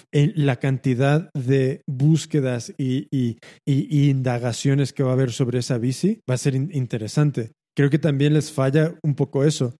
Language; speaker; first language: Spanish; early bilingual, heritage; Spanish